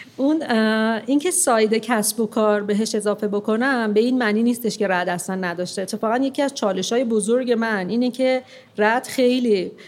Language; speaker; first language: Persian; non-native, local second language; Armenian